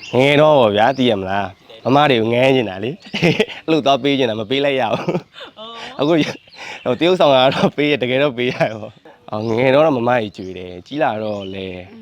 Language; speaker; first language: Burmese; native; Burmese